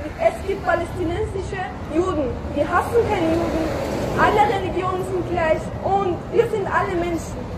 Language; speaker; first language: German; early bilingual, other home language; Arabic